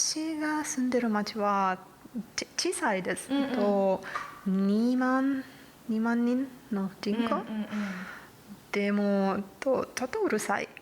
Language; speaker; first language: Japanese; non-native, learner; Italian